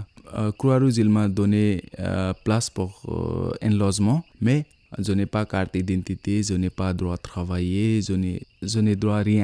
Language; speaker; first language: French; non-native, learner; Nepali